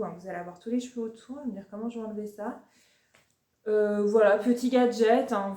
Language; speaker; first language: French; native; French